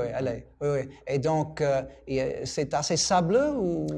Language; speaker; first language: French; non-native, fluent; English